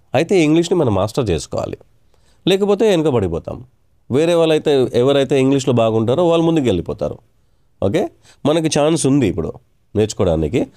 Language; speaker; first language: Telugu; non-native, local second language; English